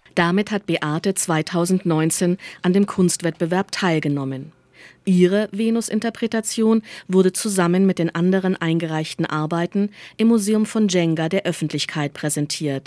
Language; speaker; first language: German; native; German